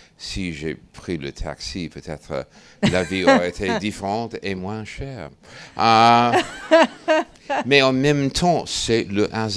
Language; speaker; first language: French; non-native, fluent; English